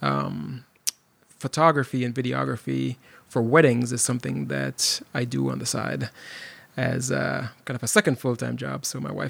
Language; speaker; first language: English; non-native, local second language; Jamaican Creole English